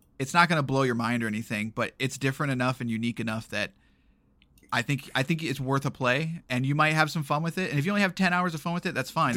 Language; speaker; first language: English; native; English